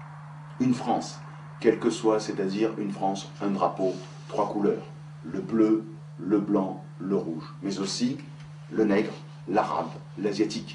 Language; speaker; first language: French; native; French